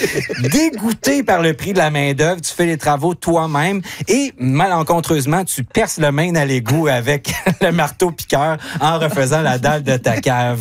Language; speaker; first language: French; native; French